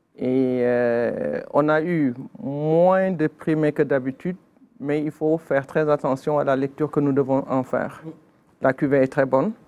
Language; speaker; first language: French; non-native, local second language; Wolof